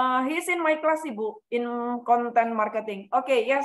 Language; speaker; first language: English; non-native, fluent; Indonesian